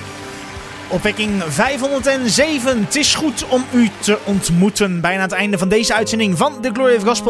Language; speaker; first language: Dutch; native; Dutch